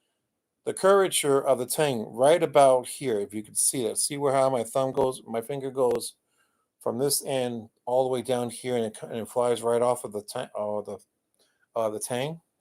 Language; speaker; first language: English; native; English